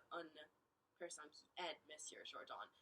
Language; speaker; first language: French; non-native, learner; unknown